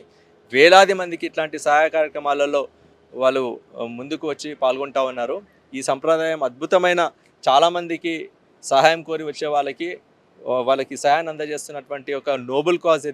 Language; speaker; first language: Telugu; native; Telugu